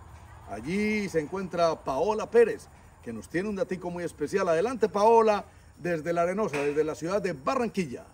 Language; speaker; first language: Spanish; native; Spanish